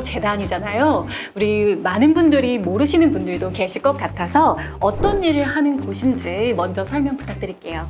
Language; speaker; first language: Korean; native; Korean